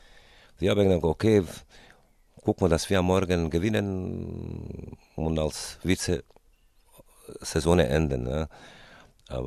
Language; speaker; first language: German; non-native, fluent; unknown